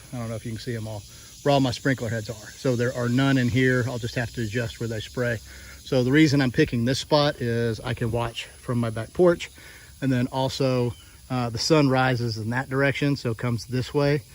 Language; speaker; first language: English; native; English